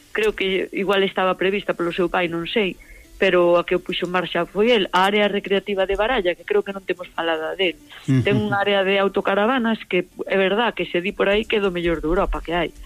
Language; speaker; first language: Galician; native; Galician